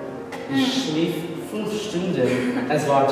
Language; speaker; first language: German; non-native, learner; English